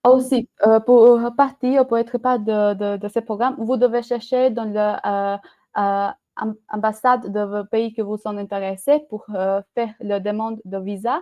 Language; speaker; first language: French; non-native, learner; Albanian